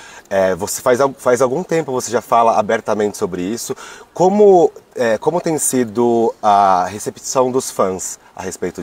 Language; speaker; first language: Portuguese; native; Portuguese